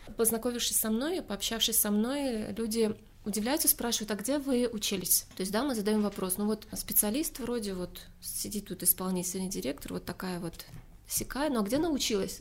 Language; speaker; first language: Russian; non-native, local second language; Tajik